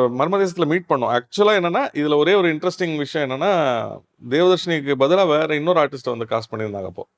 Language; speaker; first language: Tamil; non-native, local second language; Kannada